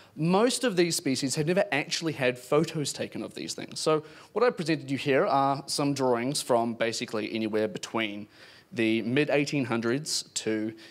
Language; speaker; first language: English; native; English